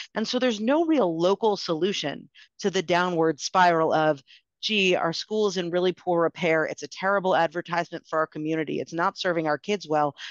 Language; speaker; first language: English; native; English